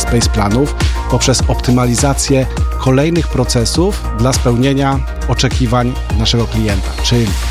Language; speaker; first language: Polish; native; Polish